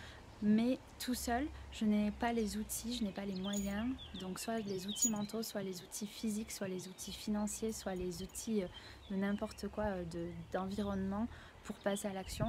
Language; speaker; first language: French; native; French